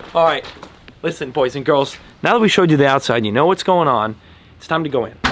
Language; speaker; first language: English; native; English